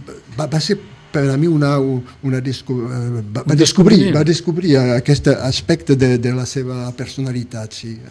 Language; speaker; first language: Catalan; early bilingual, heritage; Catalan